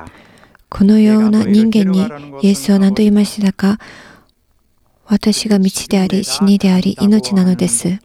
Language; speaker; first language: Japanese; non-native, learner; Korean